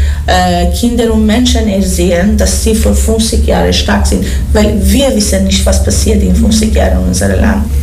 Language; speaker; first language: German; non-native, learner; Persian